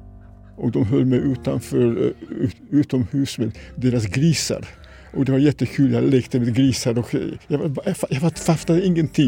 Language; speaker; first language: Swedish; non-native, fluent; Serbian